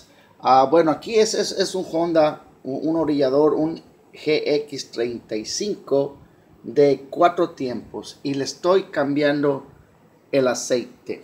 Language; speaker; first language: Spanish; early bilingual, heritage; Spanish